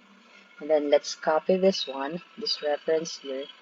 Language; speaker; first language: English; non-native, local second language; Filipino